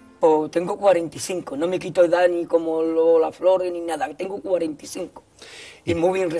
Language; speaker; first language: Spanish; native; Spanish